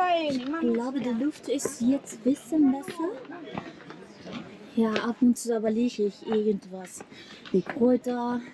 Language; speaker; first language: German; non-native, learner; Japanese